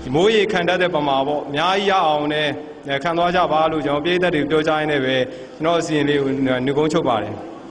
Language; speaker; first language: Burmese; native; Burmese